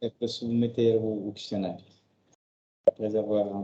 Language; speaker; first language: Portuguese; non-native, local second language; Kabuverdianu